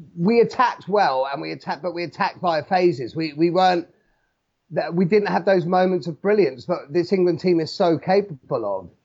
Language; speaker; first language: English; native; English